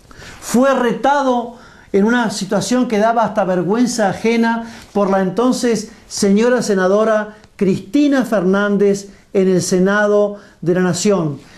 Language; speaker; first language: Spanish; native; Spanish